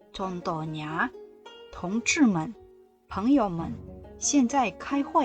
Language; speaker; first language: Chinese; non-native, fluent; Indonesian